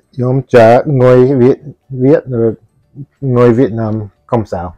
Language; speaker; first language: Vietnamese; non-native, learner; Italian